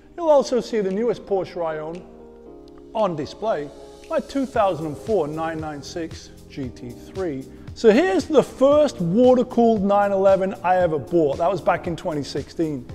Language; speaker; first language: English; native; English